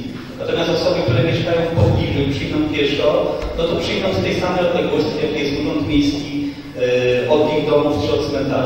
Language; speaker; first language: Polish; native; Polish